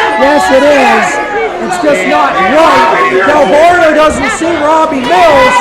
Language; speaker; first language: English; native; English